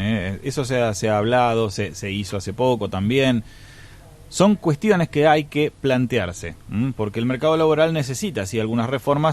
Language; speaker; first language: Spanish; native; Spanish